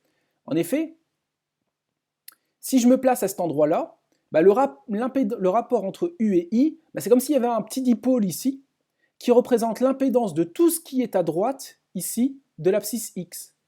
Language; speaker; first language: French; native; French